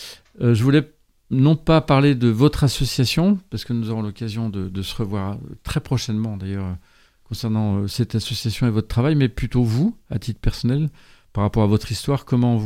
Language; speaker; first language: French; native; French